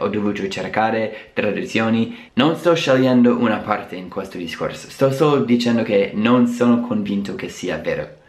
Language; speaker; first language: Italian; non-native, fluent; English